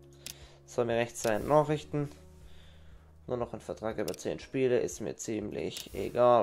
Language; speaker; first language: German; native; German